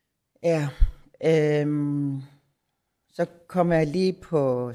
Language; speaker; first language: Danish; non-native, local second language; Kalaallisut